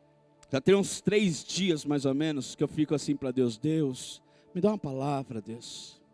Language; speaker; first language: Portuguese; native; Portuguese